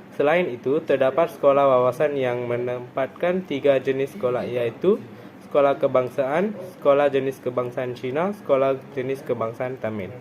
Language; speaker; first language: Malay; non-native, local second language; Tamil